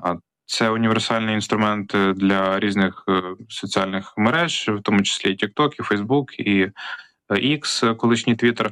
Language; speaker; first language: Ukrainian; native; Ukrainian